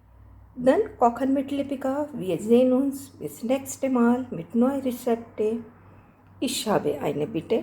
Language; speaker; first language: German; non-native, learner; Hindi